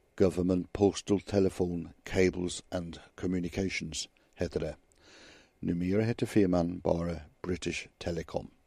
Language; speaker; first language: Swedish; non-native, fluent; English